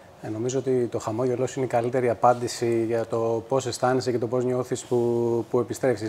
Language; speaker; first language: Greek; native; Greek